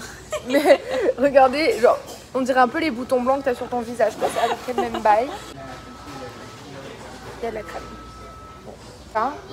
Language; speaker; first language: French; native; French